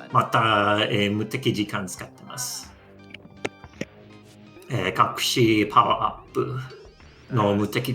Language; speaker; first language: Japanese; non-native, learner; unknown